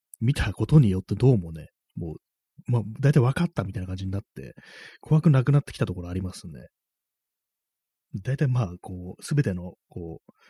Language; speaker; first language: Japanese; native; Japanese